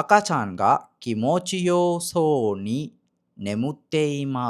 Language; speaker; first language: Japanese; non-native, learner; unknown